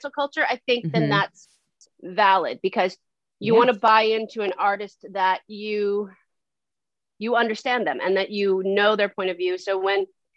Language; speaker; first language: English; native; English